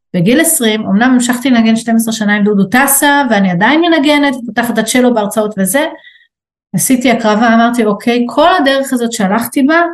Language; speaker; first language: Hebrew; native; Hebrew